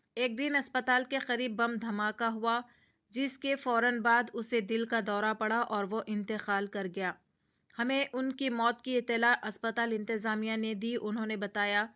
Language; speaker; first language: Urdu; native; Urdu